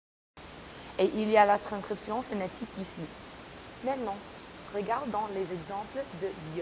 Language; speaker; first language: French; non-native, learner; English